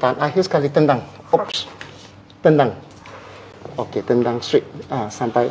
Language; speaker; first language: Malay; non-native, local second language; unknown